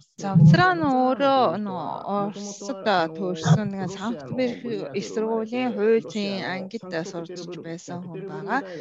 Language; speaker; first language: Mongolian; non-native, fluent; Japanese